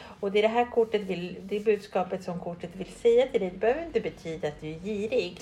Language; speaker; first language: Swedish; early bilingual, other home language; Spanish